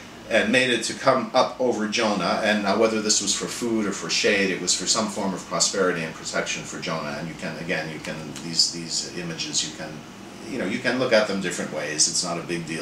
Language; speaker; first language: English; native; English